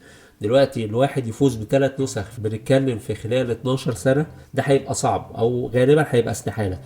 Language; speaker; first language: Arabic; native; Arabic